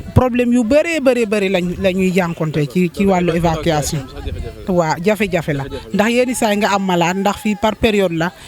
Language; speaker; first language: Wolof; non-native, local second language; Serer